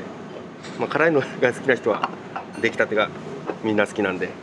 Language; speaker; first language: Japanese; native; Japanese